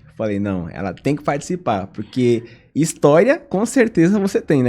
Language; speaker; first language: Portuguese; native; Portuguese